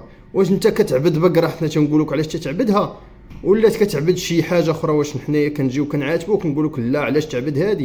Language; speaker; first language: Arabic; native; Arabic